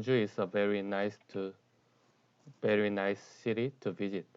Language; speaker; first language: English; non-native, learner; Korean